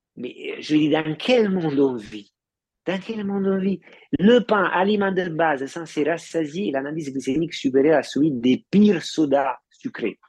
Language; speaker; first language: French; non-native, fluent; Italian